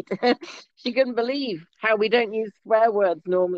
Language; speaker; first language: English; native; English